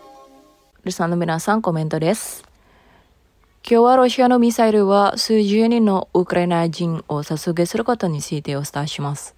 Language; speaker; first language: Japanese; non-native, fluent; Indonesian